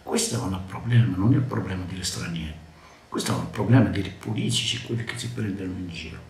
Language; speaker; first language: Italian; non-native, learner; Arabic